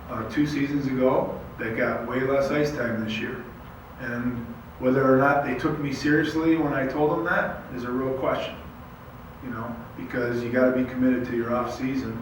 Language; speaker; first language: English; native; English